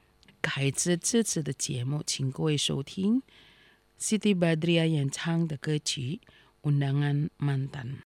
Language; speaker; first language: Chinese; non-native, fluent; Indonesian